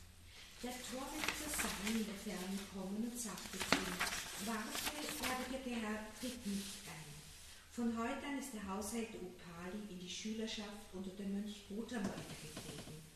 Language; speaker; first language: German; native; German